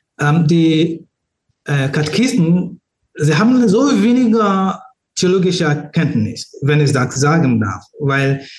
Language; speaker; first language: German; non-native, learner; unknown